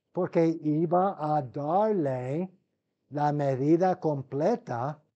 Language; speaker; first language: Spanish; non-native, fluent; English